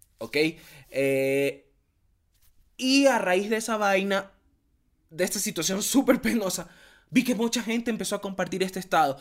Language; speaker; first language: Spanish; native; Spanish